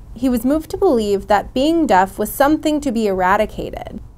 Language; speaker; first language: English; native; English